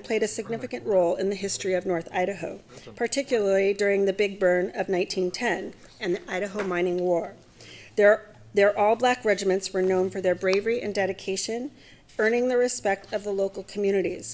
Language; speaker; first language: English; native; English